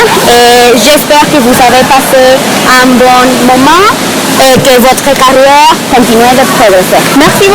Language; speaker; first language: French; non-native, learner; Spanish